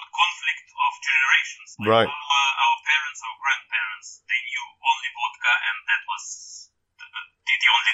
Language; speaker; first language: English; non-native, fluent; Russian